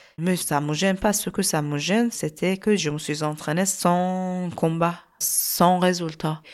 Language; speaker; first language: French; non-native, learner; Persian